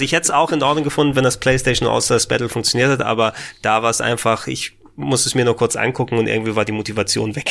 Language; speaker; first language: German; native; German